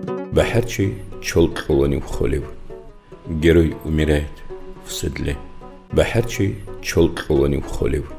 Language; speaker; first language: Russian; non-native, local second language; Avaric